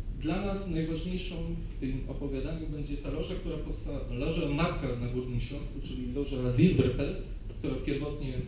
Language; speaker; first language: Polish; native; Polish